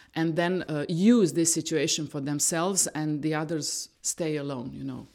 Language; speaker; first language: English; non-native, fluent; Croatian